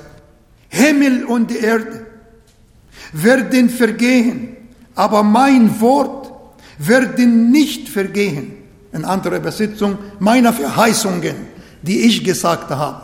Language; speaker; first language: German; non-native, fluent; Arabic